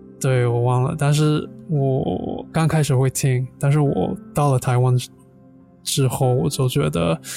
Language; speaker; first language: Chinese; non-native, fluent; English